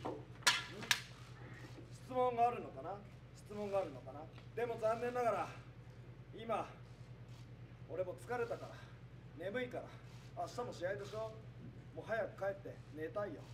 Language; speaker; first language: Japanese; native; Japanese